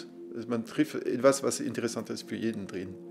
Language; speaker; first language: German; non-native, fluent; French